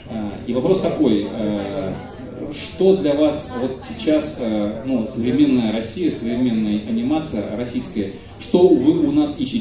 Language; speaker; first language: Russian; native; Russian